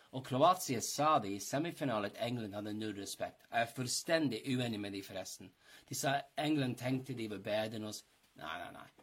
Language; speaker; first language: Norwegian; non-native, fluent; English